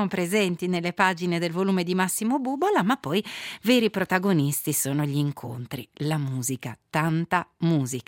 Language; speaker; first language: Italian; native; Italian